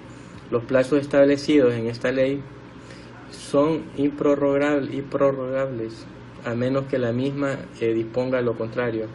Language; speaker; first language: Spanish; native; Spanish